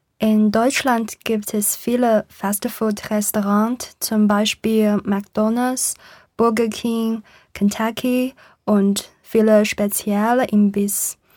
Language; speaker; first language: German; non-native, learner; Chinese